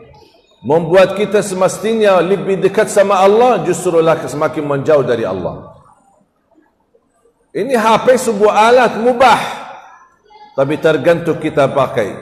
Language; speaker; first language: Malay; non-native, fluent; Arabic